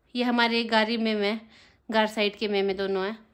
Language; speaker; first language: Hindi; native; Hindi